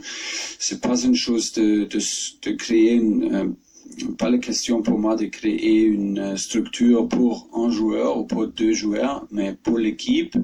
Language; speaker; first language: French; non-native, fluent; German